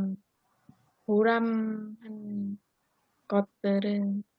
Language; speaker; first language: Korean; non-native, learner; Vietnamese